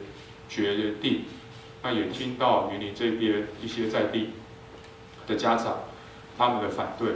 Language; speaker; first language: Chinese; native; Chinese